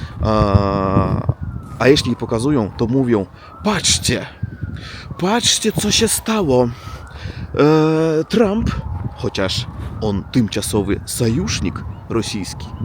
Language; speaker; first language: Polish; non-native, fluent; Russian